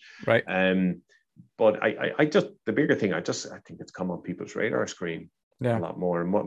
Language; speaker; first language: English; native; English